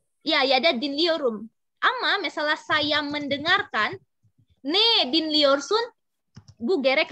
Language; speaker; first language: Turkish; non-native, learner; Indonesian